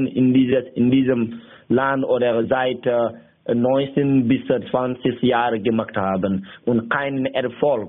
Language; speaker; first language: German; non-native, learner; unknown